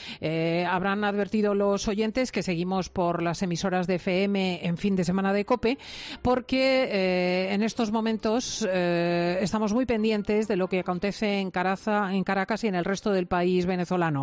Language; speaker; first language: Spanish; native; Spanish